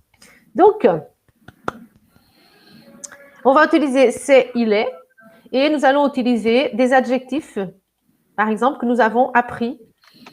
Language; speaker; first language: French; non-native, fluent; Portuguese